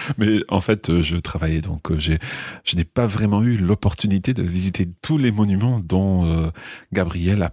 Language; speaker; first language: French; non-native, fluent; English